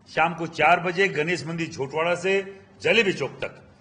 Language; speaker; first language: Hindi; non-native, local second language; Rajasthani